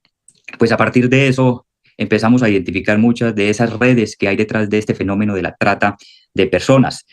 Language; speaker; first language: Spanish; native; Spanish